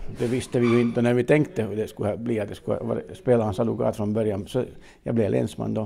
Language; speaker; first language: Swedish; native; Swedish